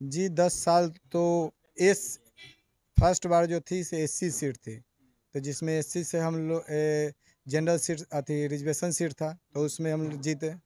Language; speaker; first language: Hindi; native; Hindi